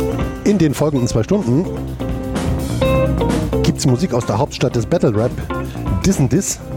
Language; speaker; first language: German; native; German